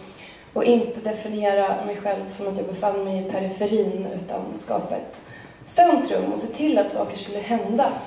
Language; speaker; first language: Swedish; native; Swedish